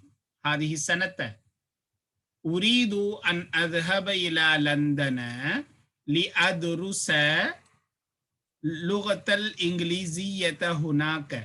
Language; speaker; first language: Arabic; non-native, fluent; Tamil